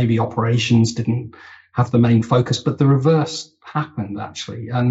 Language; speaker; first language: English; native; English